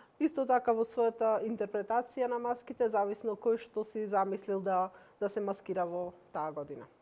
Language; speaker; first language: Macedonian; native; Macedonian